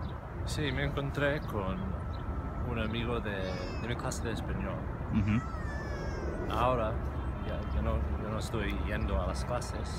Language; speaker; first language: Spanish; non-native, fluent; English